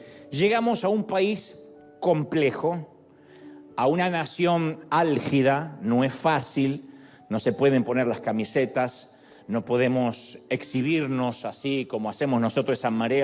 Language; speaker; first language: Spanish; native; Spanish